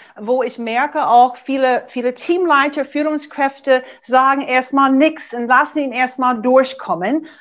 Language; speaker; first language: German; non-native, fluent; English